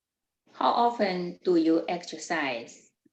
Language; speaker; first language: English; non-native, learner; Chinese